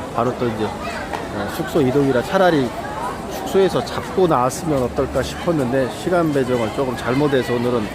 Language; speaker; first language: Korean; native; Korean